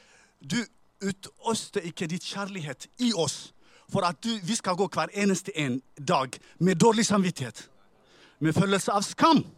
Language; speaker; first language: Norwegian; non-native, fluent; Tigrinya